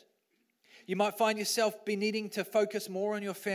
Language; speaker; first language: English; native; English